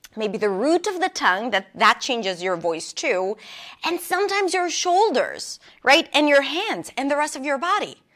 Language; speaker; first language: English; non-native, fluent; Hebrew